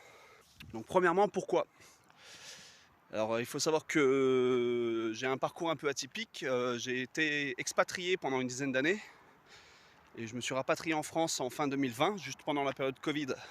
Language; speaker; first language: French; native; French